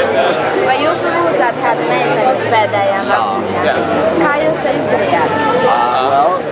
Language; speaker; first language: Latvian; early bilingual, heritage; English